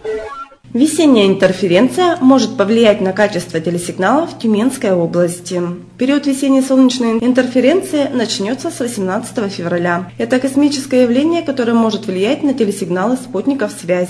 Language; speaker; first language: Russian; native; Russian